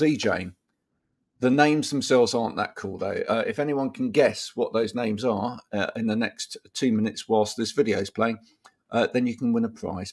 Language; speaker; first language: English; native; English